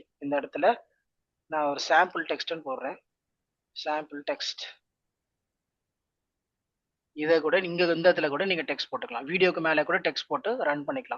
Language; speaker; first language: Tamil; native; Tamil